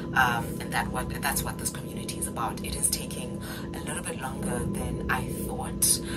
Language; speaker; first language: English; non-native, local second language; Xhosa